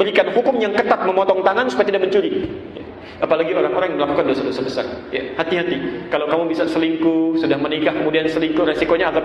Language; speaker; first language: Indonesian; native; Indonesian